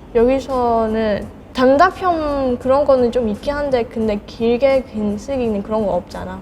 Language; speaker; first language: Korean; non-native, fluent; Burmese